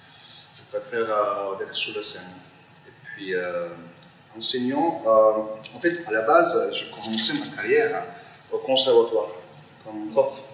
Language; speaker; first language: French; non-native, fluent; Turkish